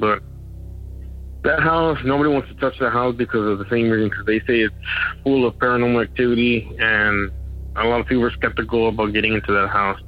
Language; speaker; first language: English; native; English